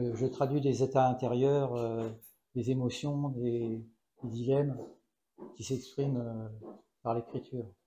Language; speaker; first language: French; native; French